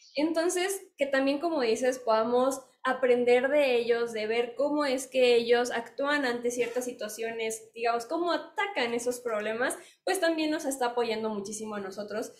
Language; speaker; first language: Spanish; native; Spanish